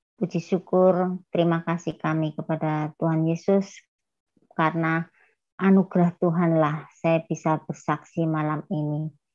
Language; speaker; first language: Indonesian; native; Indonesian